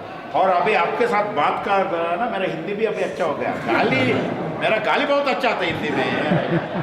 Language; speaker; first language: Hindi; non-native, learner; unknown